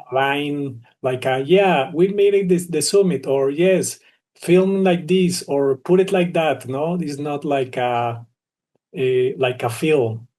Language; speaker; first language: English; non-native, learner; Spanish